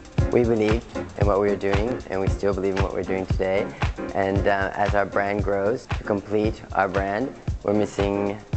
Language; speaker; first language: English; native; English